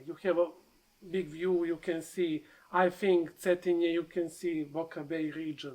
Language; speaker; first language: English; non-native, learner; Serbian